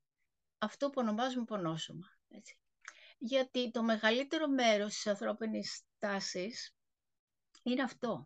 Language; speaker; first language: Greek; native; Greek